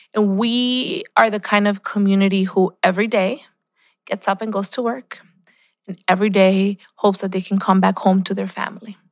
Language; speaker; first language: English; early bilingual, other home language; Spanish